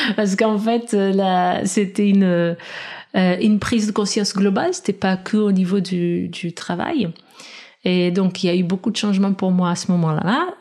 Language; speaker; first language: French; non-native, fluent; Portuguese